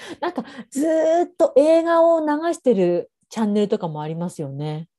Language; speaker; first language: Japanese; native; Japanese